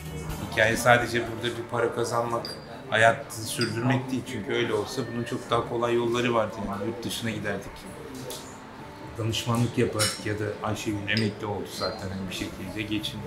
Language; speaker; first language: Turkish; native; Turkish